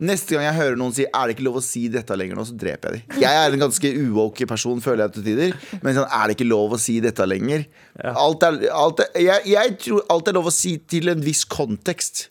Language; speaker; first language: Norwegian; early bilingual, other home language; Kurdish